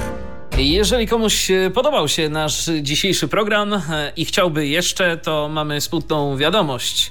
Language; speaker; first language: Polish; native; Polish